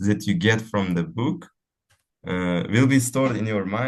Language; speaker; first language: English; non-native, fluent; Uzbek